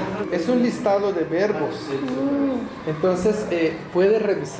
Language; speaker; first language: Spanish; non-native, local second language; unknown